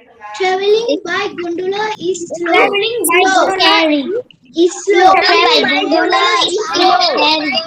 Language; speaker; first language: English; non-native, local second language; Tamil